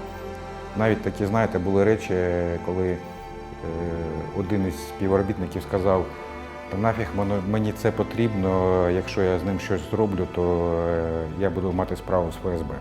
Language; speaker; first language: Ukrainian; non-native, local second language; Russian